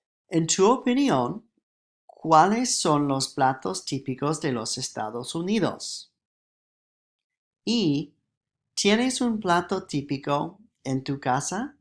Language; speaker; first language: Spanish; non-native, fluent; English